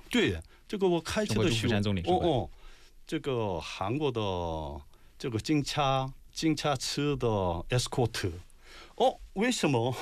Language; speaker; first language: Chinese; non-native, learner; Korean